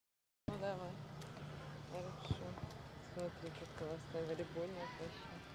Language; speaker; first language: Russian; native; Russian